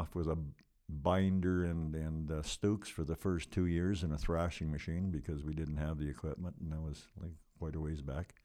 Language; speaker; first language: English; non-native, fluent; Ukrainian